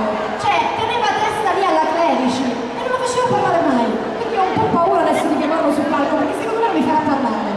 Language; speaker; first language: Italian; native; Italian